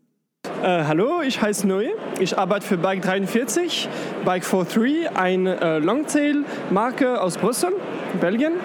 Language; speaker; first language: German; non-native, learner; French